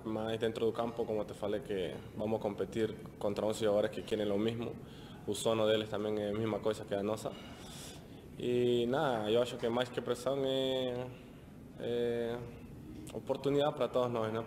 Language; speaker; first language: Portuguese; non-native, fluent; Spanish